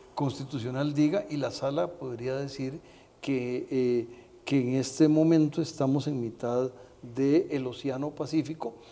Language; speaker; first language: Spanish; native; Spanish